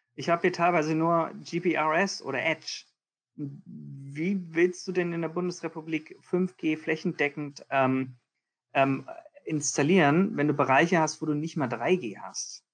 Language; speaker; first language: German; early bilingual, heritage; German